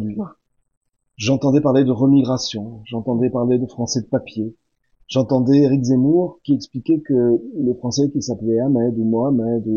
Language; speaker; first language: French; native; French